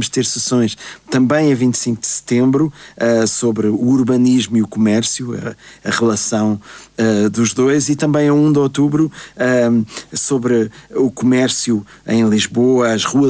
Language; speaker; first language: Portuguese; native; Portuguese